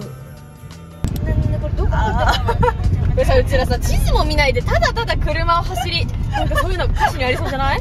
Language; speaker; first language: Japanese; native; Japanese